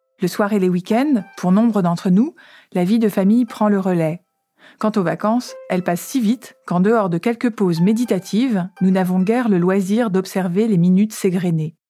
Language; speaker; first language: French; native; French